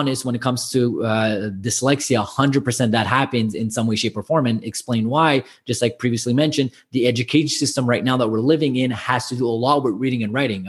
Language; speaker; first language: English; native; English